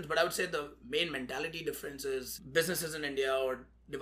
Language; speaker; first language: English; non-native, local second language; Hindi